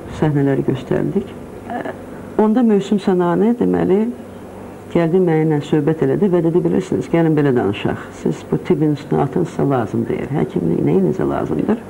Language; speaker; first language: Azerbaijani; non-native, local second language; Russian